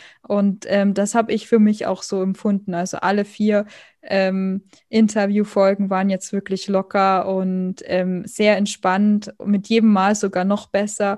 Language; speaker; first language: German; native; German